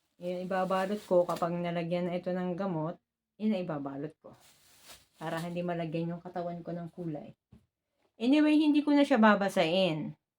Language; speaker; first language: Filipino; native; Filipino